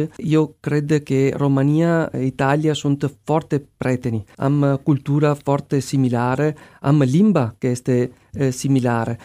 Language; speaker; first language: Romanian; non-native, learner; Italian